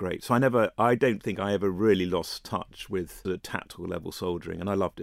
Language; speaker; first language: English; native; English